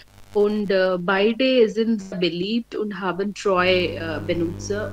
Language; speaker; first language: German; non-native, learner; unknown